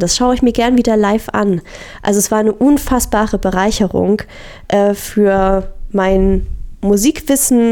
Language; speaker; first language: German; native; German